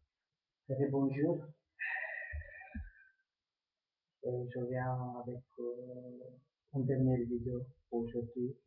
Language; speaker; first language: French; non-native, fluent; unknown